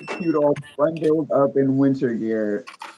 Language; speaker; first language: English; native; English